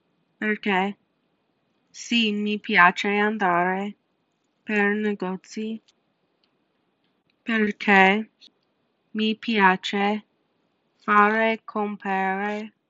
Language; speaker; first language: Italian; non-native, learner; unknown